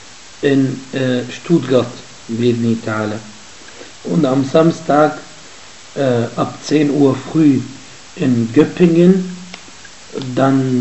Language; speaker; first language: German; non-native, fluent; Arabic